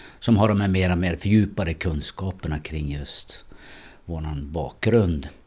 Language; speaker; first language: Swedish; native; Swedish